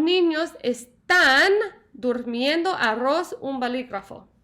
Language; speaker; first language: Spanish; non-native, learner; English